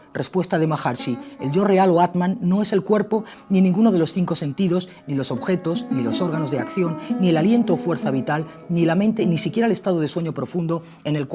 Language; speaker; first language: Spanish; native; Spanish